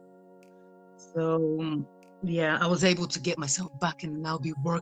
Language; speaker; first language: English; non-native, fluent; Bulgarian